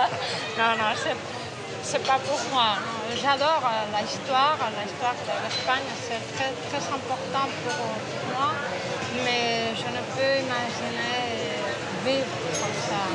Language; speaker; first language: French; non-native, fluent; Spanish